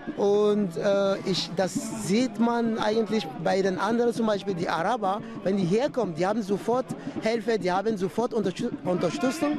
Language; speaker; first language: German; non-native, fluent; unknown